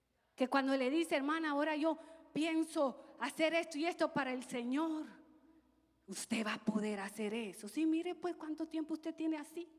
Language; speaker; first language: Spanish; native; Spanish